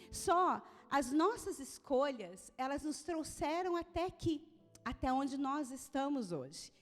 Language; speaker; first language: Portuguese; native; Portuguese